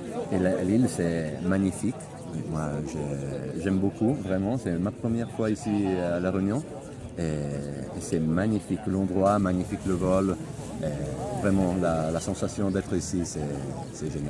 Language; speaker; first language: French; non-native, fluent; Italian